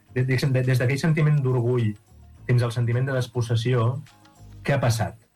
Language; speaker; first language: Catalan; native; Catalan